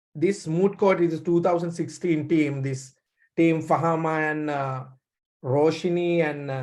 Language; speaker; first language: English; non-native, local second language; Sinhala